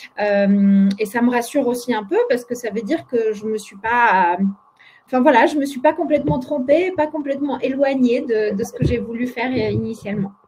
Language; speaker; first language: French; non-native, fluent; Polish